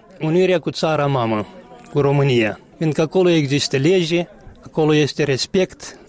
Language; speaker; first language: Romanian; native; Romanian